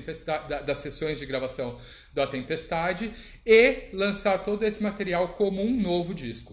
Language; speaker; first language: Portuguese; native; Portuguese